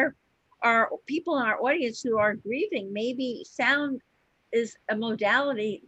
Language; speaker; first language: English; native; English